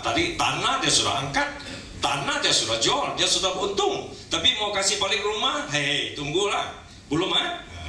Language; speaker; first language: Malay; non-native, local second language; Chinese